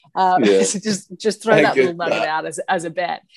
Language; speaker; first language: English; native; English